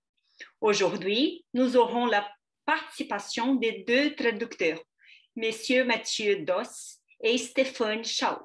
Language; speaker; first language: French; non-native, fluent; Portuguese